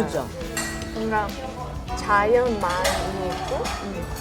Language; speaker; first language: Korean; non-native, fluent; English